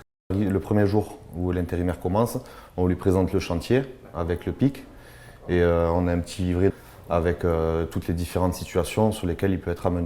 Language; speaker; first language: French; native; French